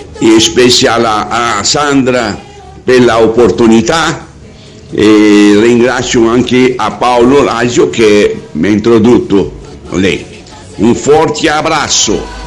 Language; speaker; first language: Italian; non-native, learner; Portuguese